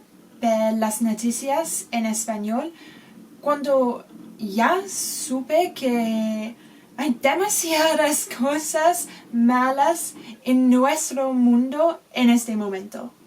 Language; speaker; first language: Spanish; non-native, learner; English